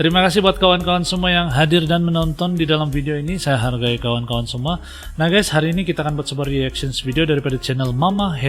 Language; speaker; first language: Indonesian; non-native, local second language; Malay